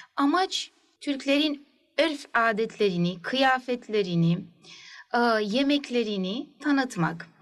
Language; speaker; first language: Turkish; early bilingual, heritage; Turkish